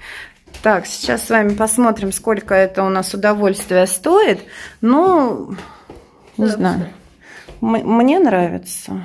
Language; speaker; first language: Russian; native; Russian